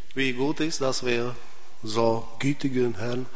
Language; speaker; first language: German; non-native, fluent; Czech